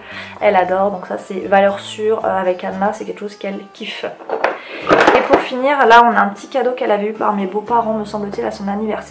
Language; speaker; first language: French; native; French